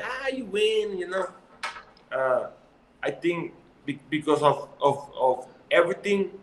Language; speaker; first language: English; non-native, learner; Spanish